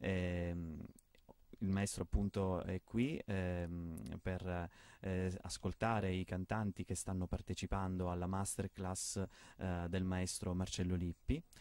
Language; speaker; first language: Italian; native; Italian